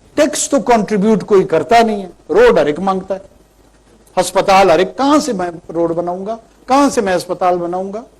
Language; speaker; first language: Urdu; non-native, local second language; Pashto